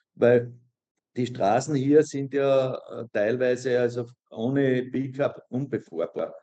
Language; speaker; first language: German; native; German